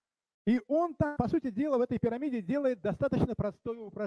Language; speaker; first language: Czech; non-native, learner; Russian